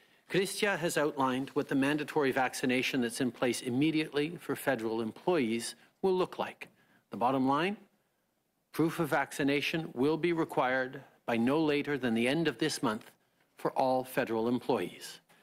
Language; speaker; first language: English; native; English